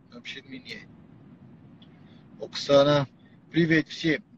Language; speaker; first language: Russian; non-native, learner; Portuguese